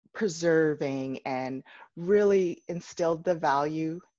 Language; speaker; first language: English; native; English